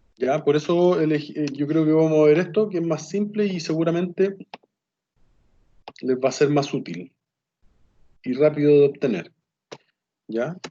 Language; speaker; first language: Spanish; native; Spanish